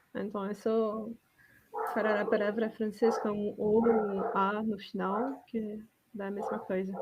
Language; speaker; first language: Portuguese; non-native, fluent; French